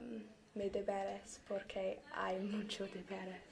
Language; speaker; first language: Spanish; non-native, learner; English